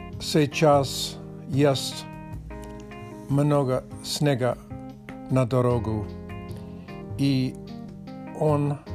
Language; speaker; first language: Russian; non-native, learner; English